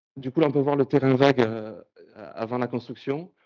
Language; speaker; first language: French; native; French